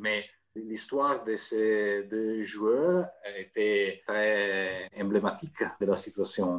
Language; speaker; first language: French; non-native, fluent; Italian